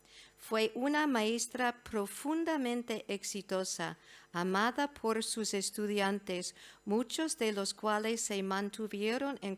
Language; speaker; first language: Spanish; non-native, fluent; English